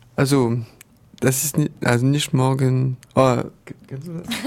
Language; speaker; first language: German; non-native, learner; French